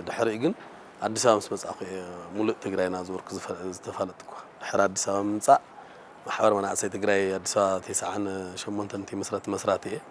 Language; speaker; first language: Tigrinya; native; Tigrinya